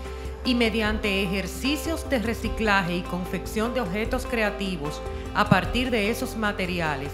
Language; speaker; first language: Spanish; native; Spanish